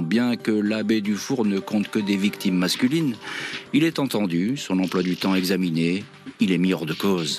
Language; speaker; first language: French; native; French